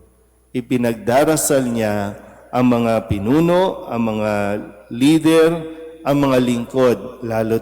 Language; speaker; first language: Filipino; native; Filipino